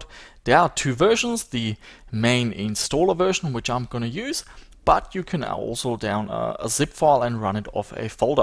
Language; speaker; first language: English; native; English